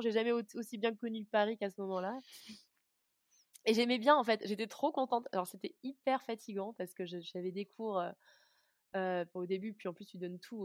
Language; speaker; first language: French; native; French